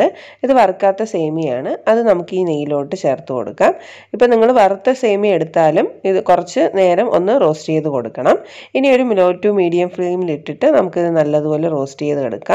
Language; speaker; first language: Malayalam; native; Malayalam